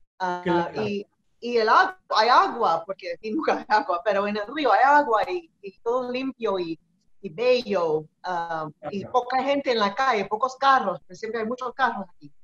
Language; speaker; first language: Spanish; early bilingual, heritage; Spanish